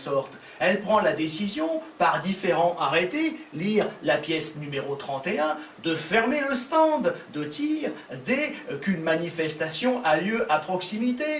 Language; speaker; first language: French; native; French